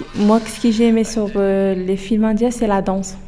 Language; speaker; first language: French; non-native, local second language; Arabic